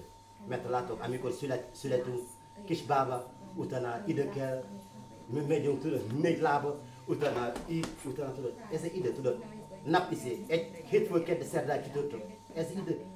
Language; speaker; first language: Hungarian; non-native, fluent; Wolof